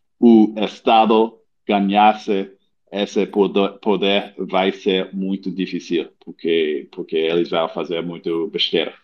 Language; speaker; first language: Portuguese; non-native, learner; English